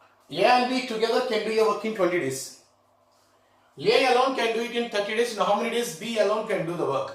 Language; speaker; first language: English; non-native, local second language; Telugu